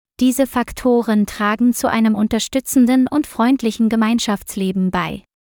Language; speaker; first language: German; non-native, learner; Vietnamese